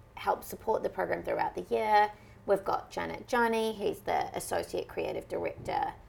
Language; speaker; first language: English; native; English